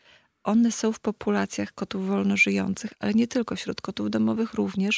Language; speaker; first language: Polish; native; Polish